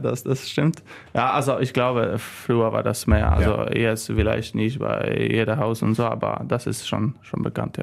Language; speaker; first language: German; non-native, learner; Polish